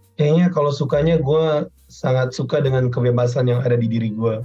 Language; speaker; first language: Indonesian; non-native, local second language; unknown